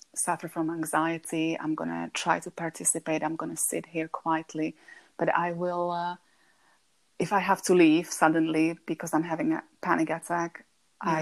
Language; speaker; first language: English; non-native, fluent; Slovak